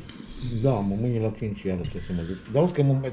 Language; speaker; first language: Romanian; native; Romanian